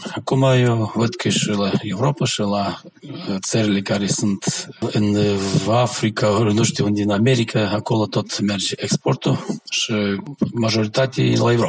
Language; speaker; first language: Romanian; non-native, local second language; Gagauz